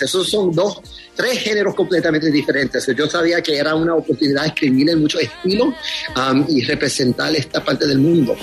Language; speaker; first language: Spanish; early bilingual, heritage; Spanish